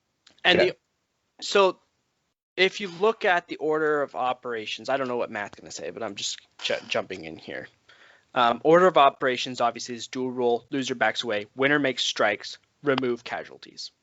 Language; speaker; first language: English; native; English